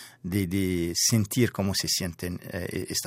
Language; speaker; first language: Spanish; non-native, fluent; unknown